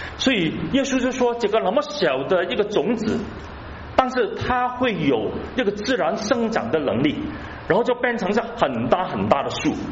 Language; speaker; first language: Chinese; non-native, local second language; Cantonese